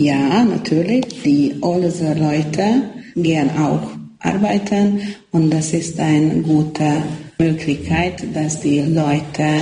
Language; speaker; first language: German; non-native, local second language; Hungarian